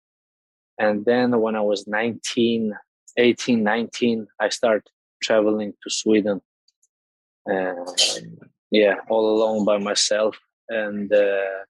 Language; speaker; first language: English; non-native, fluent; Russian